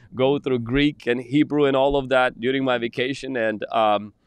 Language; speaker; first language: English; non-native, fluent; Ukrainian